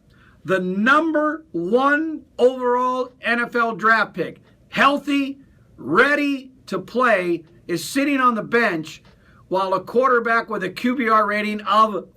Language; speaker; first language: English; native; English